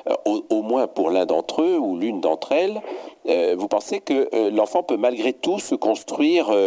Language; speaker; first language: French; native; French